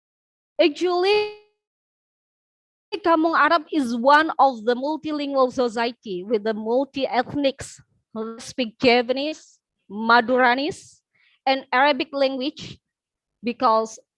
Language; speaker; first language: English; non-native, learner; Indonesian